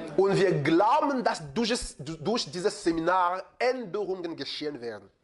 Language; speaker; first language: German; non-native, fluent; French